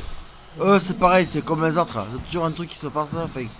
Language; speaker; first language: French; native; French